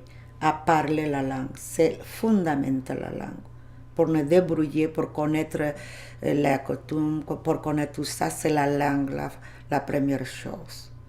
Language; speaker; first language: French; non-native, learner; Spanish